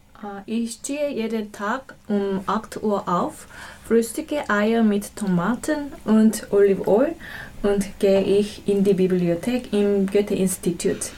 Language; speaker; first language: German; non-native, learner; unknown